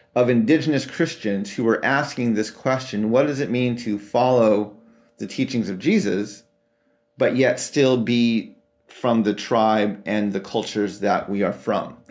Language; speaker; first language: English; native; English